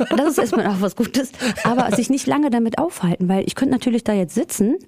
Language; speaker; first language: German; early bilingual, other home language; Greek